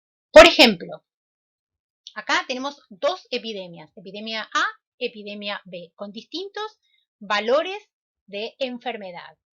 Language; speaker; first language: Spanish; native; Spanish